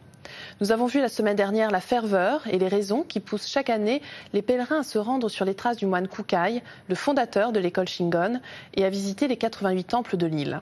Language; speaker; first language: French; native; French